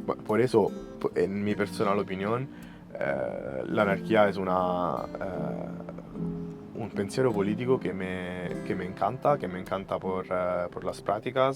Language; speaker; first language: Spanish; non-native, fluent; Italian